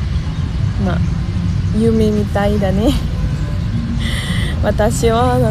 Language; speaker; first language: Japanese; non-native, learner; Indonesian